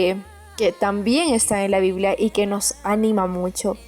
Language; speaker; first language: Spanish; native; Spanish